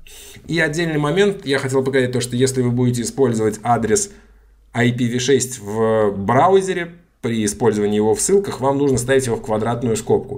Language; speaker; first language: Russian; native; Russian